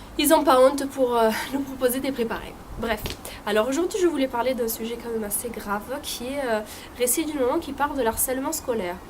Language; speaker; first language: French; early bilingual, other home language; Italian